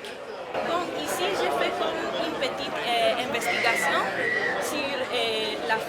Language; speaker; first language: French; non-native, fluent; Spanish